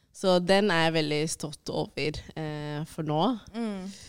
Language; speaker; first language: Norwegian; early bilingual, other home language; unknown